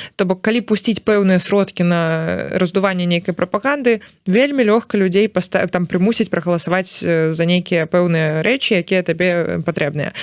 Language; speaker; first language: Belarusian; native; Belarusian